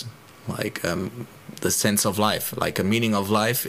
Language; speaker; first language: English; non-native, fluent; German